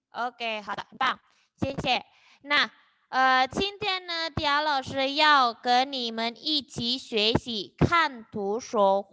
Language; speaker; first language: Chinese; non-native, fluent; Indonesian